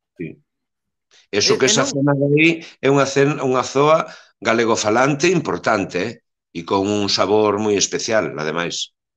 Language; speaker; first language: Galician; native; Galician